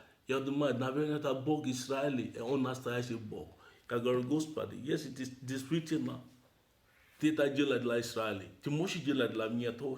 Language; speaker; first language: Russian; non-native, learner; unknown